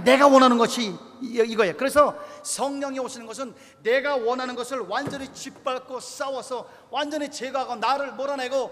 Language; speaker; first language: Korean; native; Korean